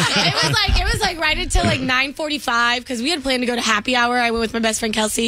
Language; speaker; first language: English; native; English